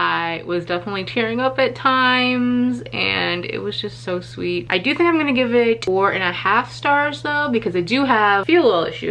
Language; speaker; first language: English; native; English